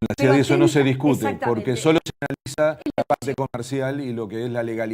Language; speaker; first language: Spanish; native; Spanish